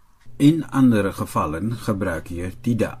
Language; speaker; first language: Dutch; non-native, fluent; Indonesian